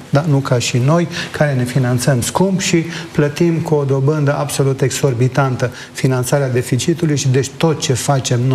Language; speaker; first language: Romanian; native; Romanian